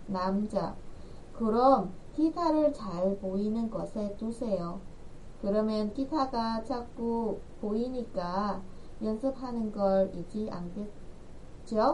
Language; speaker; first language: Korean; non-native, fluent; Vietnamese